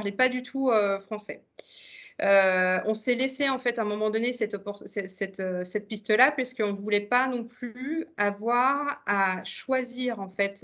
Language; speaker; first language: French; native; French